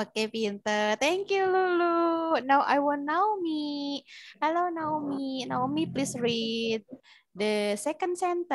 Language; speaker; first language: English; non-native, fluent; Indonesian